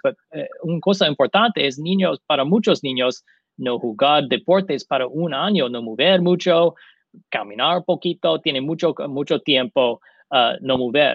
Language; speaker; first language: Spanish; non-native, learner; English